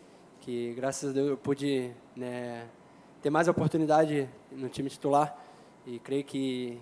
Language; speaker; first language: Portuguese; native; Portuguese